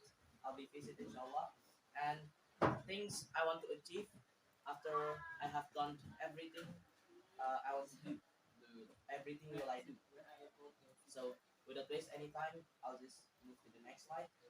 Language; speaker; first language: English; non-native, learner; Indonesian